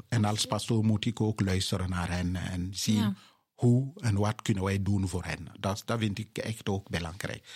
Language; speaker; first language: Dutch; non-native, fluent; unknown